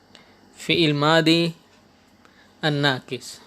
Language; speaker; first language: Arabic; non-native, fluent; Indonesian